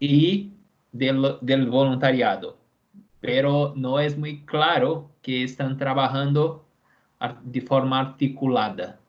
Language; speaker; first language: Spanish; non-native, fluent; Portuguese